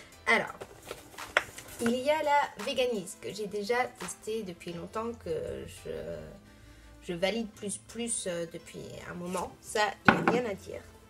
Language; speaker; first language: French; native; French